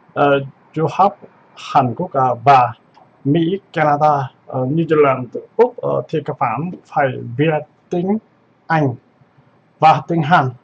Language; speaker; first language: Vietnamese; non-native, learner; Korean